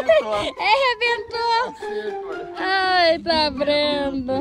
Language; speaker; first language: Portuguese; native; Portuguese